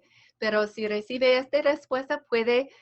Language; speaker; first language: Spanish; non-native, fluent; English